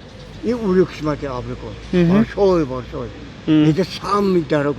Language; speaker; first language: Russian; non-native, local second language; Tajik